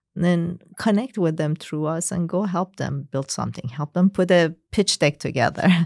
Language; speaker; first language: English; non-native, fluent; Persian